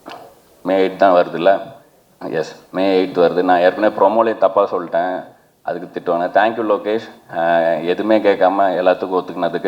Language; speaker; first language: Tamil; native; Tamil